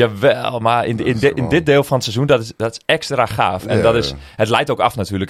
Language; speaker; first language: Dutch; native; Dutch